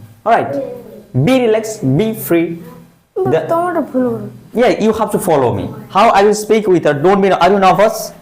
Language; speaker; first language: English; non-native, fluent; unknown